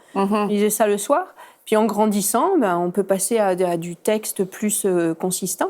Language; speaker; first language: French; native; French